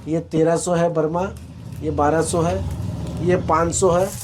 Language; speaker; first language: Hindi; non-native, local second language; Bangla